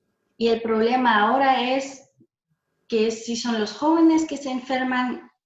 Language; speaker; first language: Spanish; non-native, fluent; German